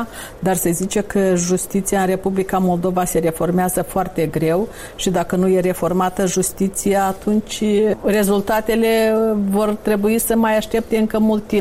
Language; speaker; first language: Romanian; native; Romanian